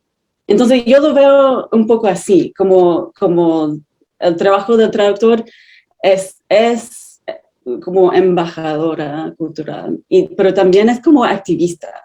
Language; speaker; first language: Spanish; non-native, fluent; English